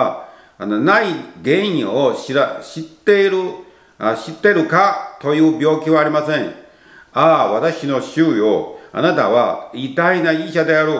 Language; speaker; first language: Japanese; non-native, learner; Chinese